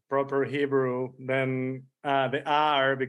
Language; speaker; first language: English; early bilingual, other home language; Spanish